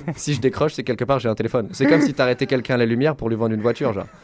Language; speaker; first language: French; native; French